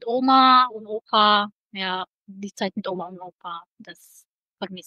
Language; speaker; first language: German; non-native, local second language; Indonesian